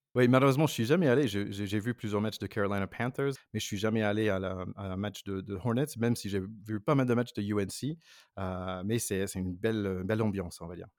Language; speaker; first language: French; non-native, fluent; English